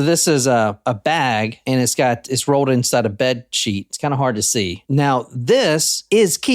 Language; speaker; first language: English; native; English